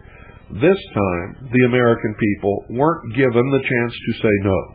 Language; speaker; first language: English; native; English